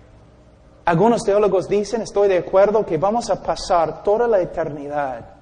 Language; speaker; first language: Spanish; non-native, fluent; English